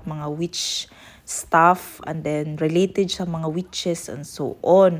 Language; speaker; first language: Filipino; non-native, local second language; Cebuano